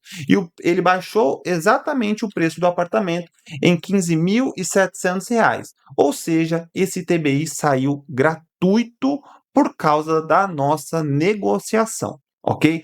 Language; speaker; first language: Portuguese; native; Portuguese